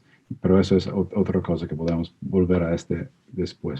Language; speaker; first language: Spanish; non-native, fluent; English